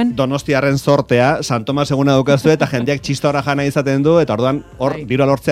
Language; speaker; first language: Basque; native; Basque